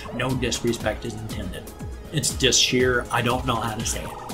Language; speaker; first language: English; native; English